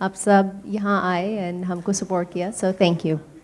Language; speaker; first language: Hindi; non-native, learner; English